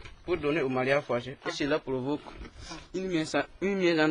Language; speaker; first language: French; non-native, local second language; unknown